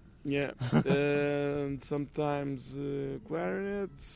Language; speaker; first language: English; non-native, fluent; Portuguese